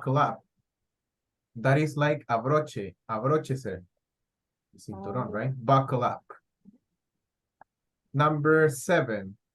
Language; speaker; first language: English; non-native, fluent; Spanish